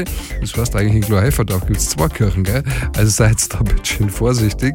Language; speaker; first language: German; native; German